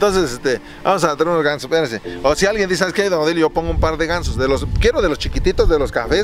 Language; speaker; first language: Spanish; native; Spanish